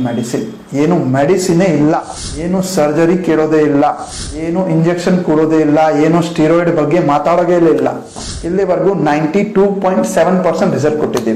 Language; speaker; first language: Kannada; non-native, local second language; Gujarati